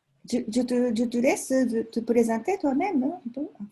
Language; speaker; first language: French; non-native, fluent; Japanese